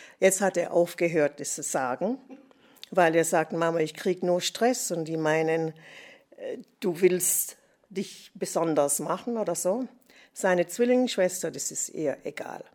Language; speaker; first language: German; non-native, fluent; English